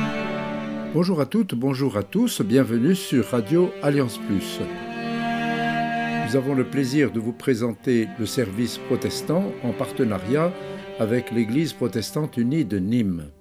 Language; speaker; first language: French; native; French